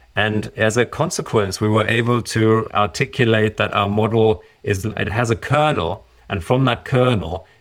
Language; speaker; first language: English; early bilingual, other home language; German